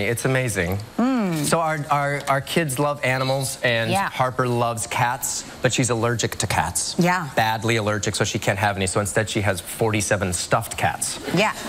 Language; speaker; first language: English; native; English